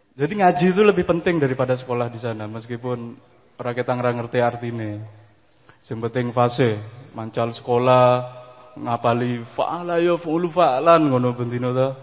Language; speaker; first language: Indonesian; non-native, local second language; Madurese